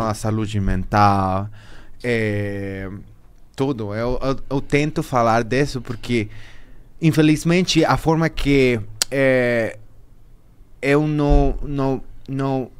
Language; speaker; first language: Portuguese; non-native, learner; Spanish